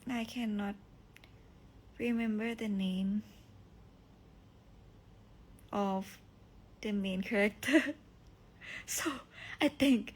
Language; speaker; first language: English; non-native, learner; Thai